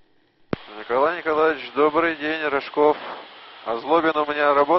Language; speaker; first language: Russian; native; Russian